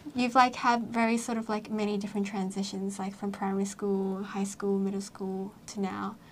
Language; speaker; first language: English; native; English